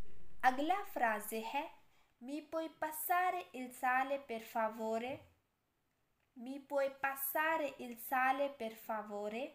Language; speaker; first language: Italian; non-native, fluent; Urdu